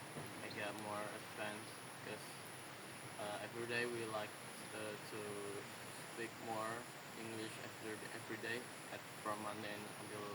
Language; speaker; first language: English; non-native, learner; Indonesian